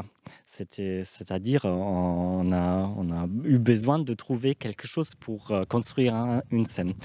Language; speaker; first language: French; non-native, fluent; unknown